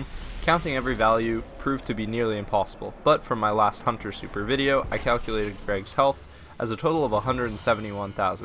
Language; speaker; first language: English; native; English